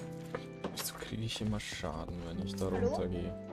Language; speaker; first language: German; native; German